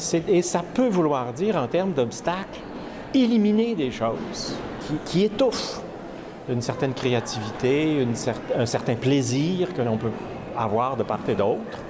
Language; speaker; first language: French; native; French